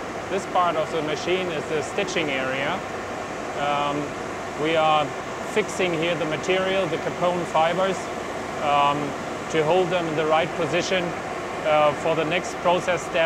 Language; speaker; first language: English; non-native, fluent; German